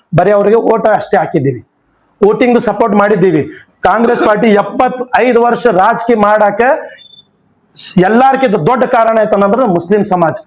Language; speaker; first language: Kannada; non-native, local second language; Urdu